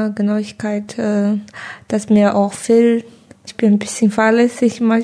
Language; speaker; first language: German; non-native, learner; Chinese